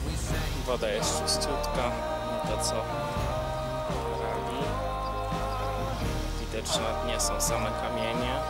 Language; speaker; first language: Polish; native; Polish